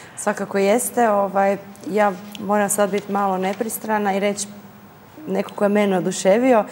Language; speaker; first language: Croatian; native; Croatian